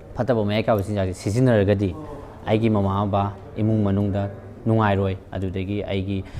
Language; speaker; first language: Manipuri; native; Manipuri